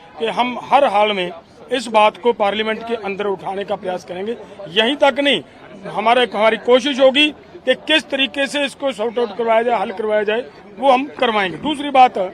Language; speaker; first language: Hindi; non-native, local second language; Punjabi